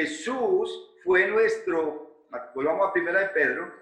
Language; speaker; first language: Spanish; native; Spanish